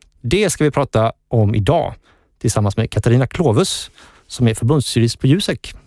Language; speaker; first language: Swedish; native; Swedish